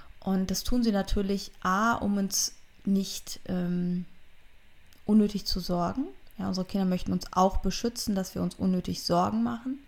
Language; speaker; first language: German; native; German